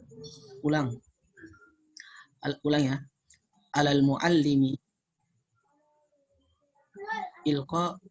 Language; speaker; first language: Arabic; non-native, learner; Indonesian